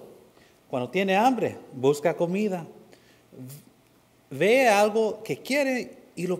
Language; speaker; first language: Spanish; non-native, fluent; English